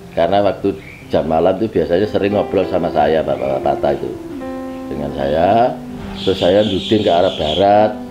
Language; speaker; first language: Indonesian; non-native, local second language; Javanese